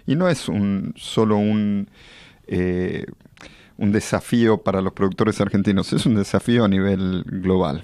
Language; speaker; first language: Spanish; native; Spanish